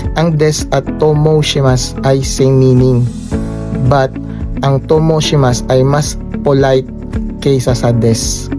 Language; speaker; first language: Filipino; native; Filipino